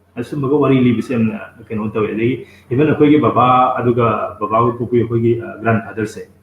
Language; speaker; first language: Manipuri; native; Manipuri